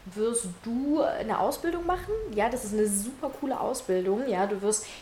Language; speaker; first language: German; early bilingual, other home language; Russian